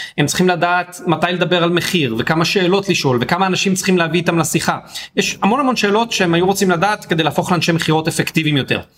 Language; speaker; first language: Hebrew; native; Hebrew